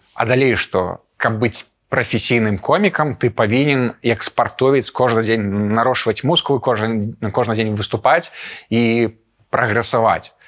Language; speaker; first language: Belarusian; non-native, local second language; Russian